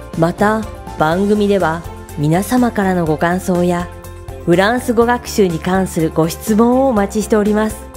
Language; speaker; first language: Japanese; native; Japanese